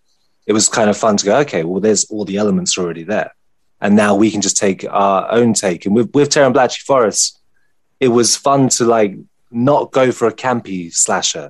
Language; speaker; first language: English; native; English